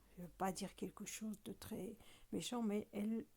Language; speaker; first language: French; non-native, local second language; Arabic